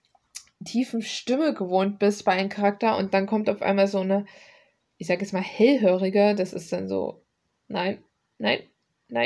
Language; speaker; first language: German; native; German